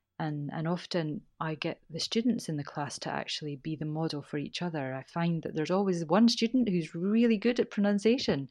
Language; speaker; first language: English; native; English